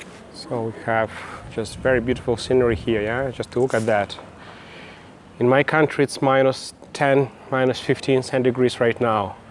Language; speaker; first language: English; non-native, fluent; Russian